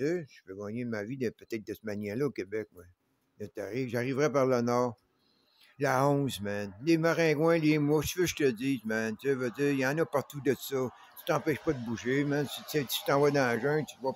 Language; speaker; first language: French; native; French